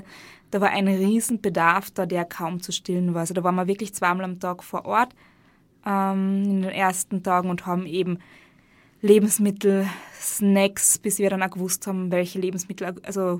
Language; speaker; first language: German; native; German